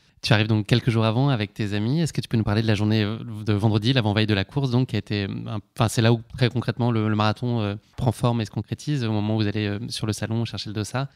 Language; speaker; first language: French; native; French